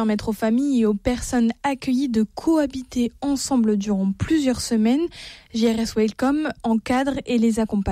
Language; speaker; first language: French; native; French